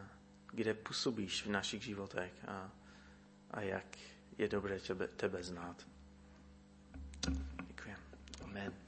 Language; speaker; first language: Czech; non-native, fluent; English